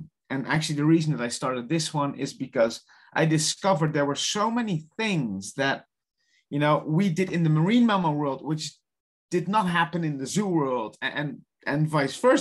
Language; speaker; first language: English; non-native, fluent; Dutch